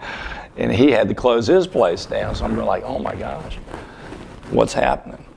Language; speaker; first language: English; native; English